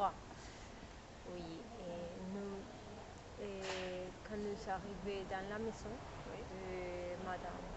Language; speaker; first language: French; non-native, learner; Spanish